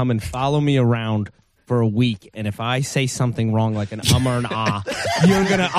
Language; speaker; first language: English; native; English